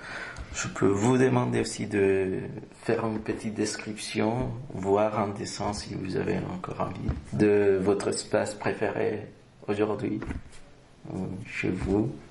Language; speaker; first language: French; non-native, fluent; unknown